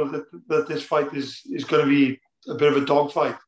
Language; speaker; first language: English; native; English